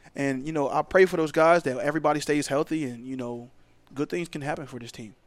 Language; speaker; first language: English; native; English